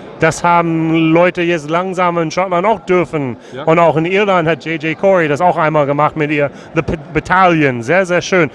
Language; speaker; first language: German; non-native, learner; English